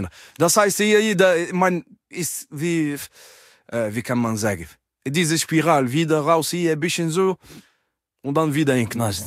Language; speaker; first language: German; non-native, learner; French